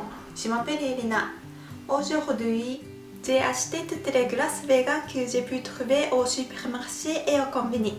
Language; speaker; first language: French; non-native, fluent; Japanese